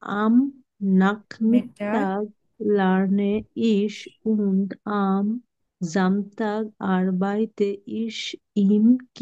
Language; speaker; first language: German; non-native, learner; Bangla